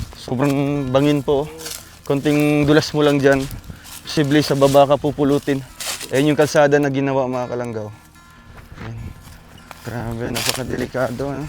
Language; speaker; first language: Filipino; non-native, local second language; Cebuano